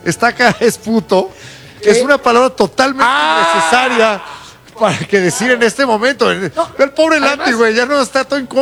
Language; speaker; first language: Spanish; native; Spanish